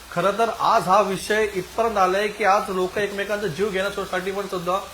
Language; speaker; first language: Marathi; native; Marathi